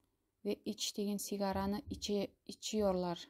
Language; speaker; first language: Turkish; non-native, fluent; Kazakh